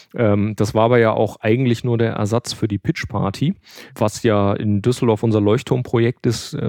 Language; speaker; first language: German; native; German